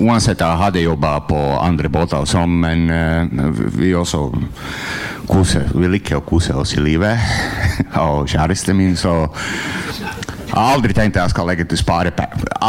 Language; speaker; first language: Norwegian; non-native, learner; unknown